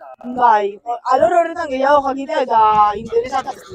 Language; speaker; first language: Basque; native; Basque